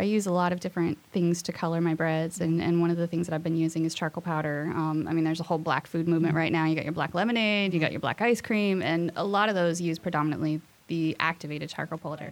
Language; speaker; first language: English; native; English